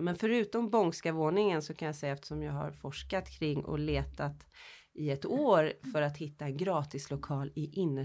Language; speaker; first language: Swedish; early bilingual, heritage; Swedish